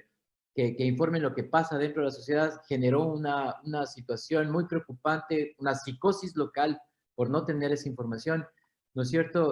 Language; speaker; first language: Spanish; native; Spanish